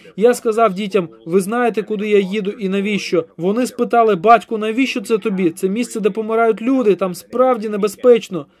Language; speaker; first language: Ukrainian; non-native, fluent; Arabic